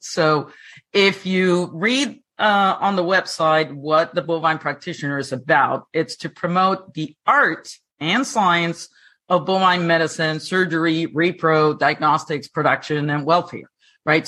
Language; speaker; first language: English; non-native, fluent; Spanish